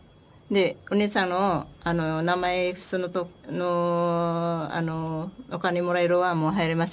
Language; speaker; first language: Japanese; non-native, learner; Filipino